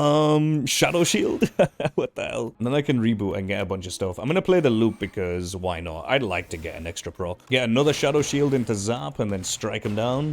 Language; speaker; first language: English; native; English